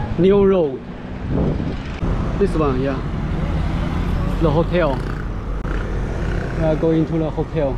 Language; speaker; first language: English; non-native, learner; Chinese